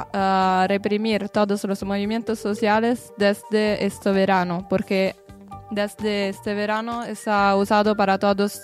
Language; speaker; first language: Spanish; non-native, learner; Italian